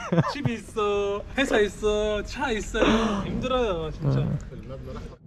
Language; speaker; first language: Korean; non-native, learner; Arabic